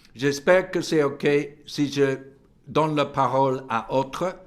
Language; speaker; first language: French; non-native, learner; English